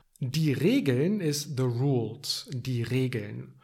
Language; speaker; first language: German; native; German